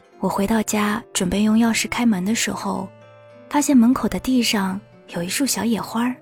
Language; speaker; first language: Chinese; native; Chinese